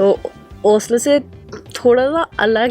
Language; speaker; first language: Hindi; non-native, fluent; Norwegian